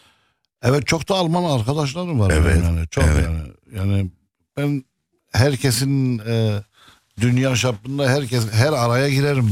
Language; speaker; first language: Turkish; non-native, fluent; Arabic